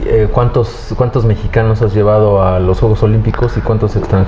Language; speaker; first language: Spanish; native; Spanish